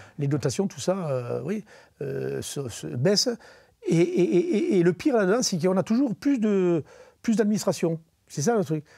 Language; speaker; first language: French; native; French